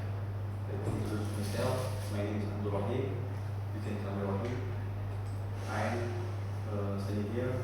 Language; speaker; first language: English; non-native, learner; Indonesian